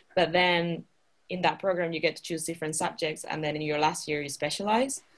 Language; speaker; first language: English; non-native, fluent; Spanish